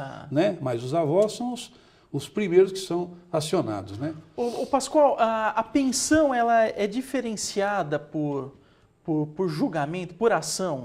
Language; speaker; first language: Portuguese; native; Portuguese